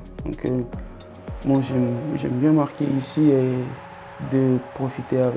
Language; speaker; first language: French; non-native, local second language; Wolof